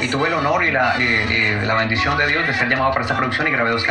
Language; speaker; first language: Spanish; native; Spanish